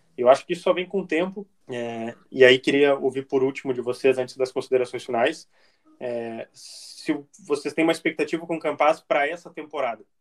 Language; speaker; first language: Portuguese; native; Portuguese